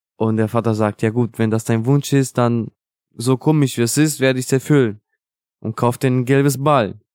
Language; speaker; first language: German; non-native, fluent; Italian